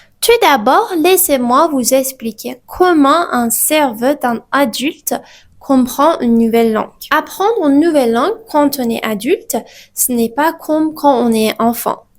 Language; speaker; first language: French; non-native, fluent; Persian